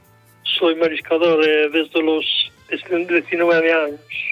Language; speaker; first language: Spanish; non-native, local second language; Galician